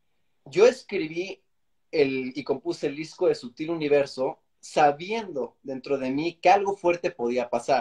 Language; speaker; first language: Spanish; native; Spanish